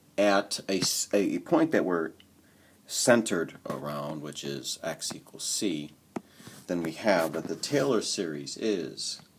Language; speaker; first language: English; native; English